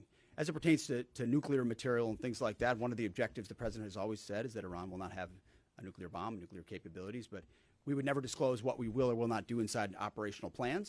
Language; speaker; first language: English; native; English